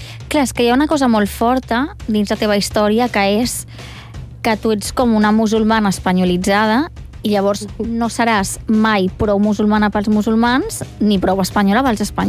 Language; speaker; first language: Catalan; native; Catalan